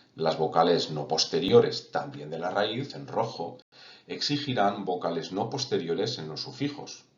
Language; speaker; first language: Spanish; non-native, local second language; Catalan